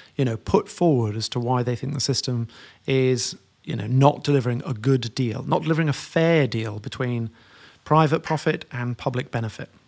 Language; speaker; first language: English; native; English